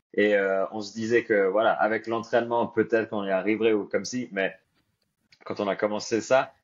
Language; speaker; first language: French; native; French